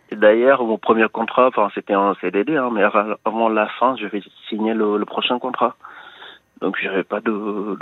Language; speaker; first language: French; non-native, local second language; Wolof